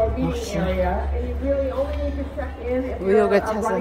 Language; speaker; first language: Korean; native; Korean